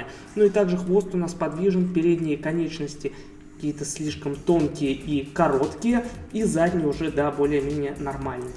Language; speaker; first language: Russian; native; Russian